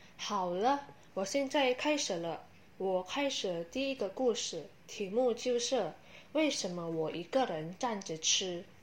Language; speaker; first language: Chinese; non-native, learner; Indonesian